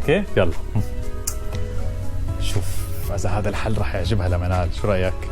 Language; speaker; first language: Arabic; native; Arabic